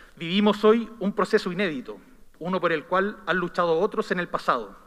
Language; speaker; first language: Spanish; native; Spanish